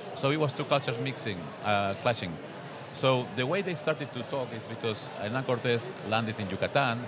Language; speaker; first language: English; non-native, fluent; Spanish